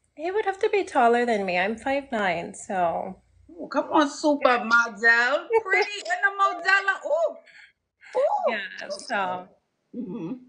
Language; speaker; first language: English; native; English